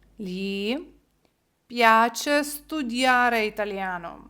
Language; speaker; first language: Italian; non-native, fluent; Ukrainian